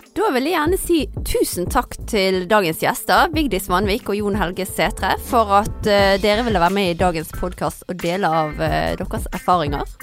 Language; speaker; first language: Norwegian; native; Norwegian